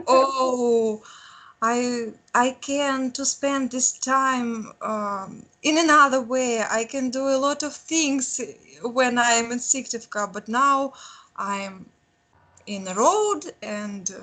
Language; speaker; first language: English; non-native, learner; Russian